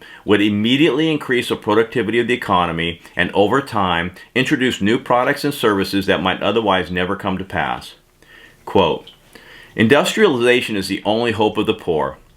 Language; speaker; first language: English; native; English